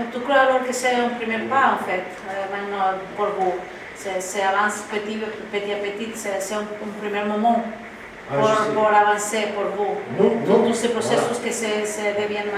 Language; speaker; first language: French; non-native, learner; Spanish